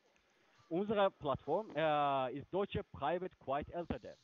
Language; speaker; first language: German; non-native, learner; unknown